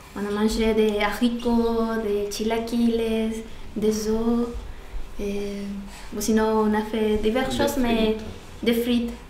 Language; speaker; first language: French; non-native, learner; Spanish